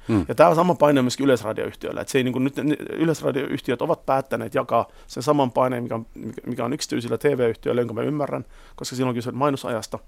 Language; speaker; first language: Finnish; native; Finnish